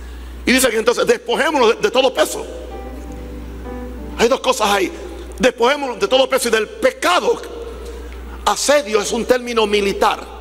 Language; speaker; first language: Spanish; native; Spanish